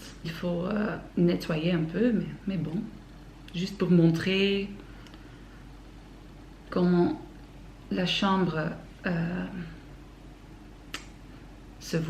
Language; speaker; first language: French; non-native, learner; Dutch